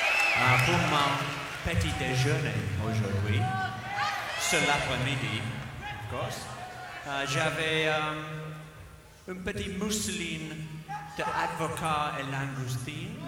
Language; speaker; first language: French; non-native, learner; English